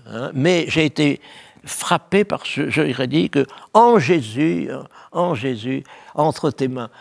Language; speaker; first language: French; native; French